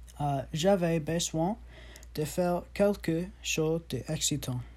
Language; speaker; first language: French; non-native, learner; English